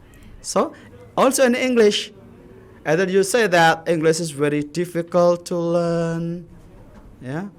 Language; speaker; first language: English; non-native, learner; Indonesian